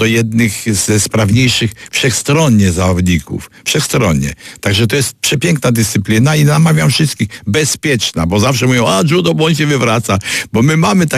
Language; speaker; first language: Polish; native; Polish